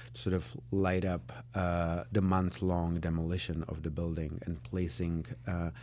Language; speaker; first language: English; non-native, fluent; Czech